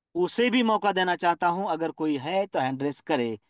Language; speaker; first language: Hindi; non-native, local second language; Marathi